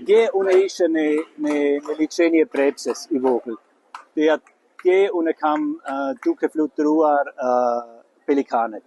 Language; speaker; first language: Albanian; non-native, learner; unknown